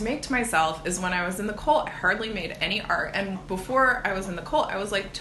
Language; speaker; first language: English; native; English